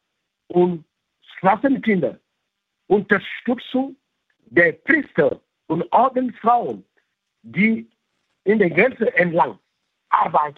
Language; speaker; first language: German; non-native, learner; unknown